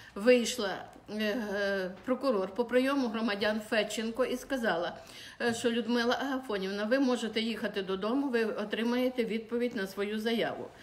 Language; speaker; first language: Ukrainian; native; Ukrainian